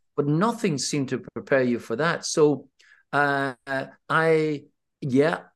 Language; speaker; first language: English; native; English